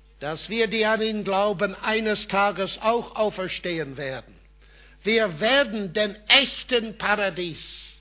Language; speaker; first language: German; non-native, fluent; English